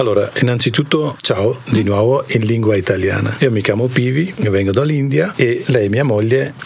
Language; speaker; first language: Italian; non-native, fluent; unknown